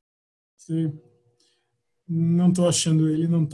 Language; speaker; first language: Portuguese; native; Portuguese